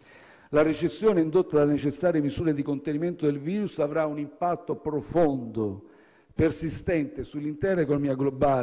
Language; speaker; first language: Italian; native; Italian